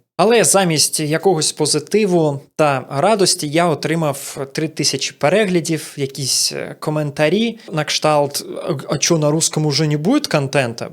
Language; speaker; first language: Ukrainian; non-native, local second language; Russian